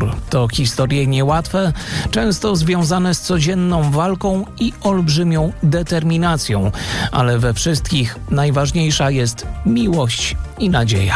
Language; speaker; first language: Polish; native; Polish